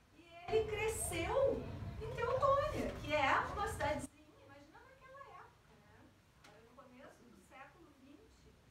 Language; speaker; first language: Portuguese; native; Portuguese